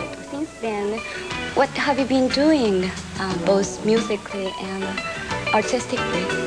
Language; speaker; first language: English; non-native, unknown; Japanese